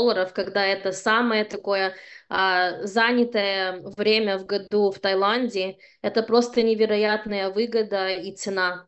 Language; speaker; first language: Russian; early bilingual, heritage; Russian